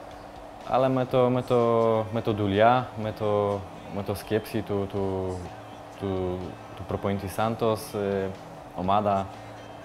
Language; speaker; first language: Greek; non-native, learner; Polish